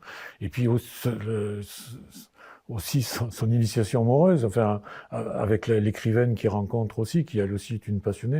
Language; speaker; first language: French; native; French